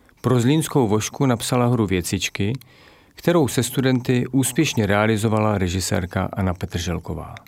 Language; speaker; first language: Czech; native; Czech